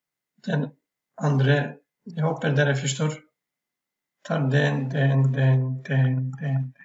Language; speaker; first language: Norwegian; non-native, fluent; Turkish